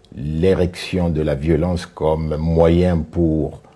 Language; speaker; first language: French; non-native, local second language; Sango